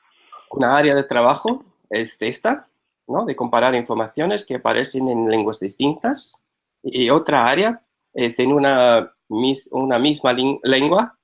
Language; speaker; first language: Spanish; non-native, fluent; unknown